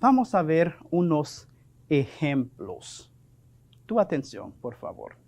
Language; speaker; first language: Spanish; non-native, fluent; French